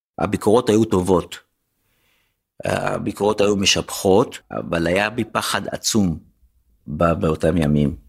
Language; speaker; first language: Hebrew; native; Hebrew